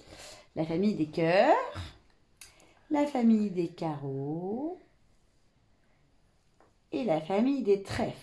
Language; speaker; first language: French; native; French